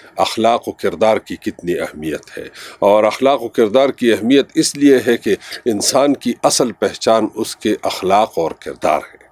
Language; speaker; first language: Urdu; non-native, local second language; Pashto